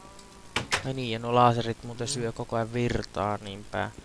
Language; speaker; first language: Finnish; native; Finnish